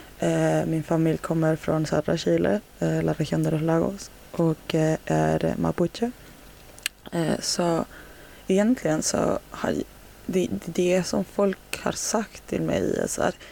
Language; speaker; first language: Swedish; native; Swedish